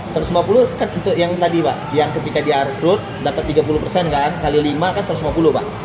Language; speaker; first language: Indonesian; native; Indonesian